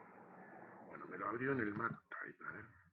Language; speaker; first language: Spanish; native; Spanish